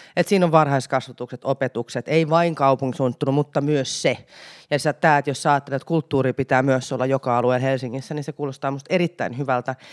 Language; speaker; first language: Finnish; native; Finnish